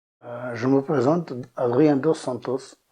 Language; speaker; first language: French; non-native, fluent; Portuguese